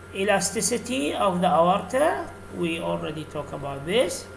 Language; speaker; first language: English; non-native, fluent; Arabic